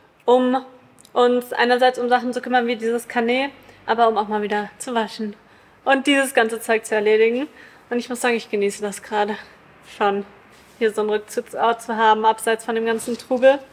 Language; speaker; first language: German; native; German